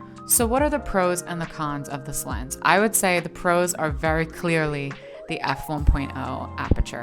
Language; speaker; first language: English; native; English